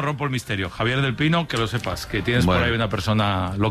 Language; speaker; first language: Spanish; native; Spanish